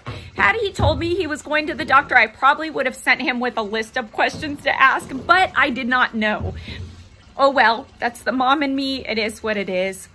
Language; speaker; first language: English; native; English